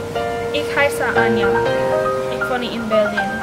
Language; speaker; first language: German; non-native, learner; English